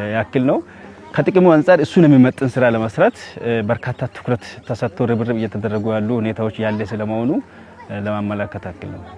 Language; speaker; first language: Amharic; non-native, local second language; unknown